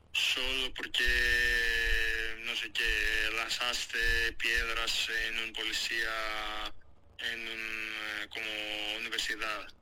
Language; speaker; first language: Spanish; non-native, fluent; Greek